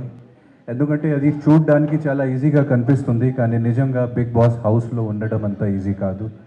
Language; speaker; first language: Telugu; non-native, local second language; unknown